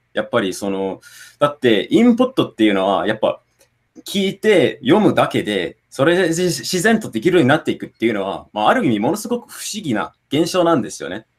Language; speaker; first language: Japanese; non-native, fluent; English